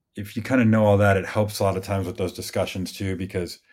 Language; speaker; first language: English; native; English